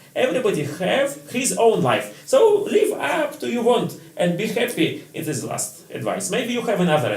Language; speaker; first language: English; non-native, learner; Russian